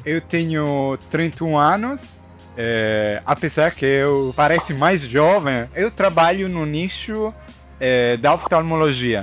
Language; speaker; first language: Portuguese; non-native, fluent; Italian